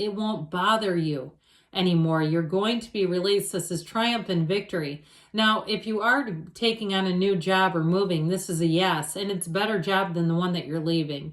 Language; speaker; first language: English; native; English